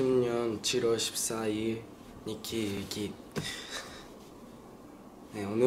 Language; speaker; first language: Korean; non-native, learner; Japanese